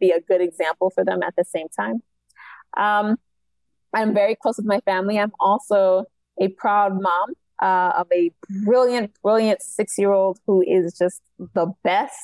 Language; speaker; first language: English; native; English